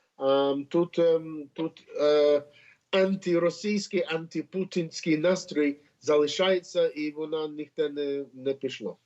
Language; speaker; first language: Ukrainian; early bilingual, heritage; Ukrainian